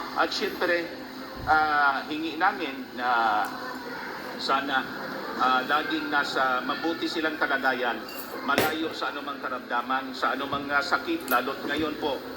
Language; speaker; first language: Filipino; non-native, local second language; Bikol